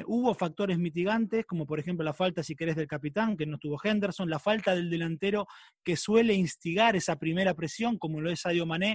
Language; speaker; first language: Spanish; native; Spanish